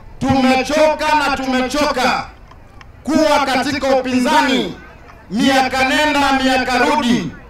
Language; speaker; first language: Swahili; native; Swahili